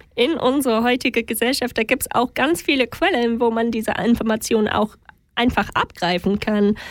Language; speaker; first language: German; non-native, fluent; English